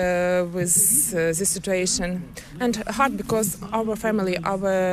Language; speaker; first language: English; non-native, learner; Ukrainian